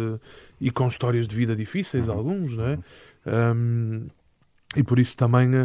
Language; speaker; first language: Portuguese; native; Portuguese